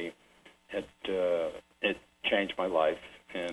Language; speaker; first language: English; native; English